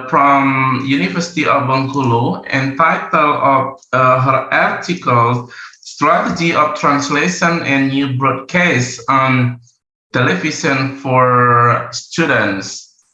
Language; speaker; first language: English; non-native, learner; Indonesian